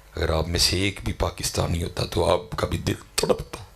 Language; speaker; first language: Urdu; non-native, local second language; Punjabi